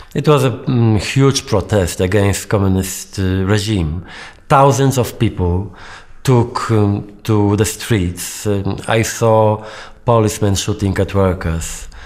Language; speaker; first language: English; non-native, fluent; Polish